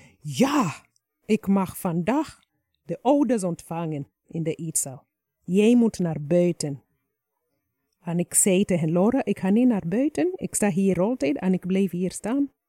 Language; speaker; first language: Dutch; non-native, fluent; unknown